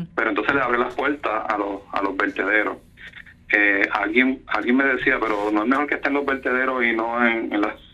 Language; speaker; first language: Spanish; native; Spanish